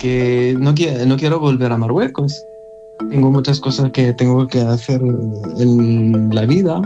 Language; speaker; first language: Spanish; non-native, learner; Arabic